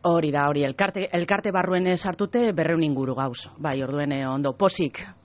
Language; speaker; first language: Basque; native; Basque